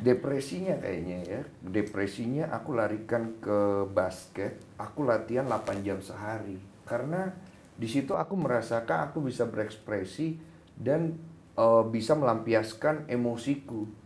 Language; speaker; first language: Indonesian; native; Indonesian